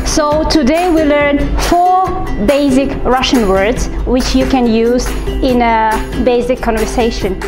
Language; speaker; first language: English; non-native, fluent; Russian